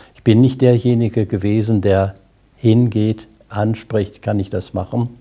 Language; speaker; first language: German; native; German